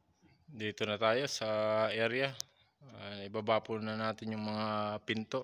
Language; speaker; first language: Filipino; native; Filipino